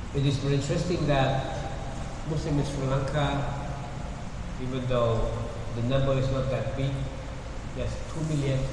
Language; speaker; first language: English; non-native, fluent; Malay